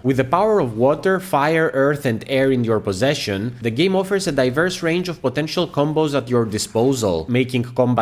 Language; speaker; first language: English; native; English